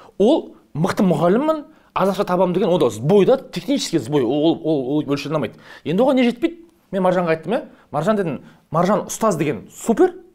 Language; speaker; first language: Kazakh; native; Kazakh